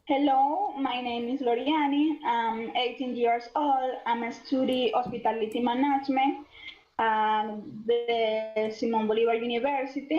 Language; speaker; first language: English; non-native, learner; Spanish